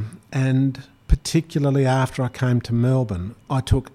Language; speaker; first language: English; native; English